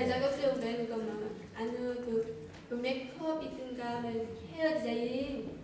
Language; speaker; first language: Korean; non-native, learner; Vietnamese